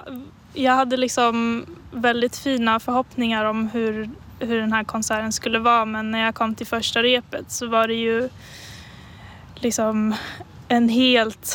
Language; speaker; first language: Swedish; native; Swedish